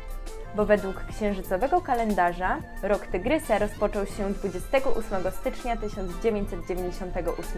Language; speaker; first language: Polish; native; Polish